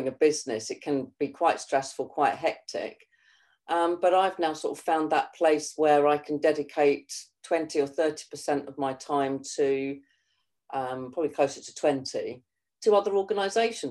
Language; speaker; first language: English; native; English